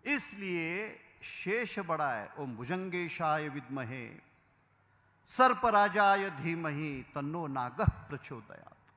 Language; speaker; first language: Hindi; non-native, local second language; Marathi